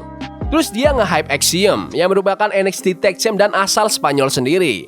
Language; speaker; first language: Indonesian; native; Indonesian